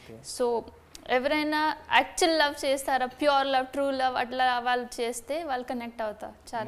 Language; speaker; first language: Telugu; non-native, fluent; Hindi